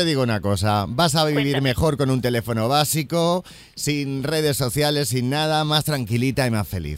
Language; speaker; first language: Spanish; native; Spanish